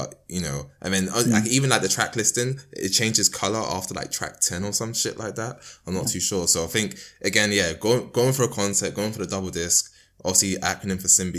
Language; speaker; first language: English; native; English